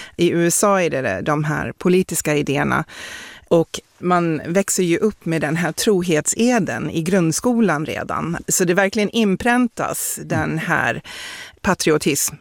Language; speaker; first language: Swedish; non-native, fluent; English